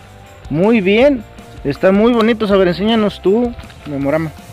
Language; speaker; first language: Spanish; native; Spanish